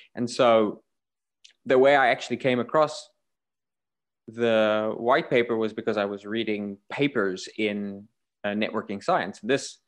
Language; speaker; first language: English; native; English